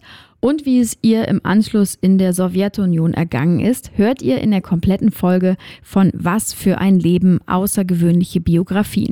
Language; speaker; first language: German; native; German